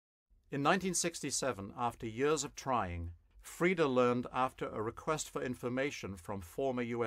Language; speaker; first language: English; native; English